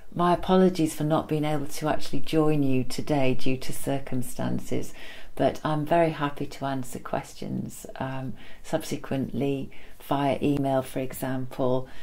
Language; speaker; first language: English; native; English